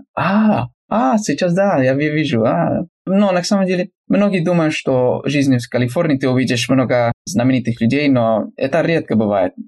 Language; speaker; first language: Russian; non-native, fluent; English